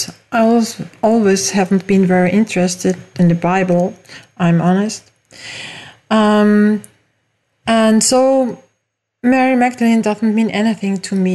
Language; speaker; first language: English; non-native, fluent; German